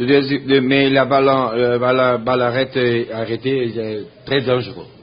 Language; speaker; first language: French; non-native, learner; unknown